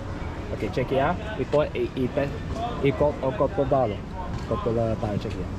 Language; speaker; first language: Spanish; non-native, learner; English